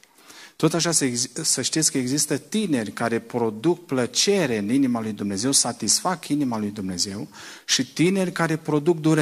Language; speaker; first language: Romanian; native; Romanian